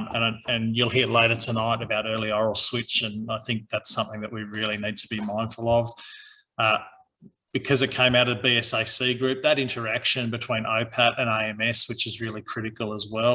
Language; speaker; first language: English; native; English